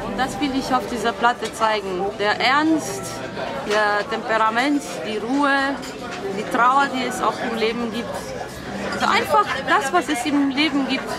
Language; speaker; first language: German; non-native, fluent; Romanian